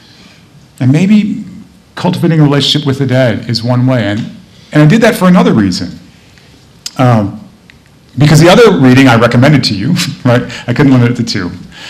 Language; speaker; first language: English; native; English